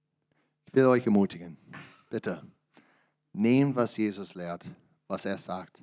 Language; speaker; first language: German; non-native, learner; English